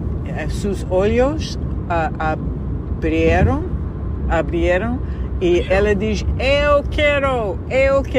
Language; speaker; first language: Portuguese; non-native, learner; English